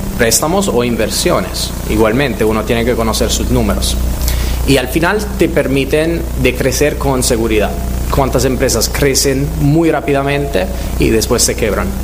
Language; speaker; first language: Spanish; non-native, fluent; Italian